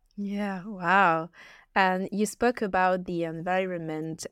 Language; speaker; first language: English; non-native, learner; French